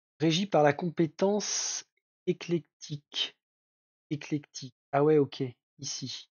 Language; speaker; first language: French; native; French